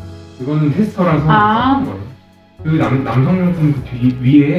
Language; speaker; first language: Korean; native; Korean